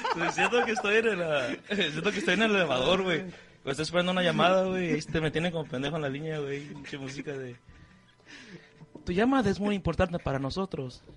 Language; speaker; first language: Spanish; native; Spanish